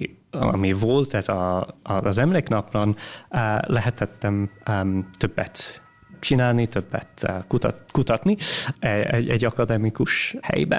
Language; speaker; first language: Hungarian; early bilingual, heritage; English